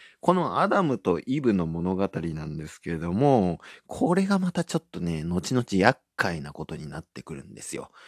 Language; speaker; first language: Japanese; native; Japanese